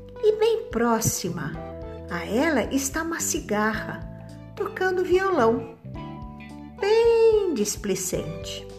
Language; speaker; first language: Portuguese; native; Portuguese